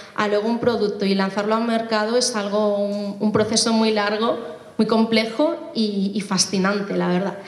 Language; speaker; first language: Spanish; native; Spanish